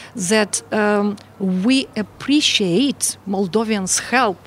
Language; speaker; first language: English; non-native, fluent; Ukrainian